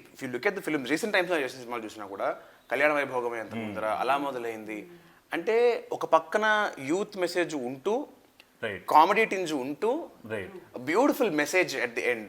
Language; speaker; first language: Telugu; native; Telugu